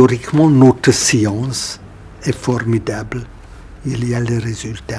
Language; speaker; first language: French; non-native, fluent; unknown